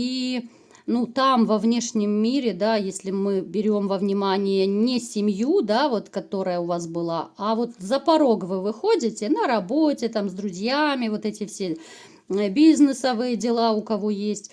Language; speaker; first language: Russian; native; Russian